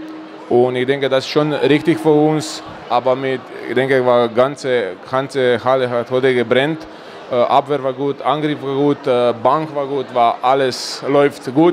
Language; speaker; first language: German; non-native, fluent; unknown